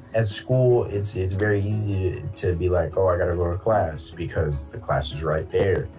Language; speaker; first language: English; native; English